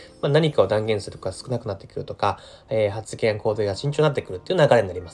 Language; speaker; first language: Japanese; native; Japanese